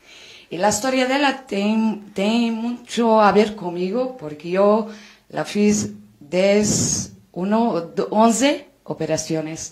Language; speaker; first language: Spanish; non-native, learner; Portuguese